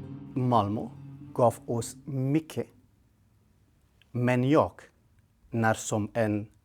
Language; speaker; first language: Swedish; non-native, learner; Persian